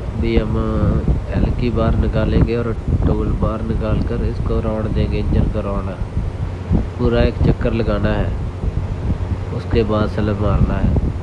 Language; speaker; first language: Hindi; non-native, local second language; Punjabi